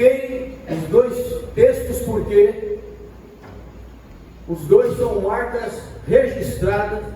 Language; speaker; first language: Portuguese; native; Portuguese